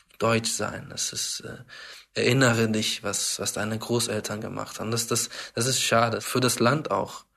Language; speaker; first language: German; early bilingual, heritage; German